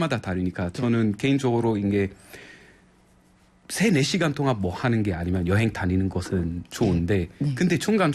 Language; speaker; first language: Korean; non-native, fluent; Arabic